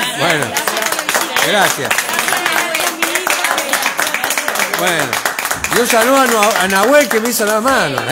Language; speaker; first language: Spanish; native; Spanish